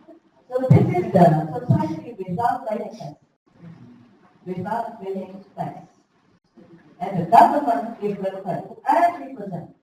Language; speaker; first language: English; non-native, fluent; Indonesian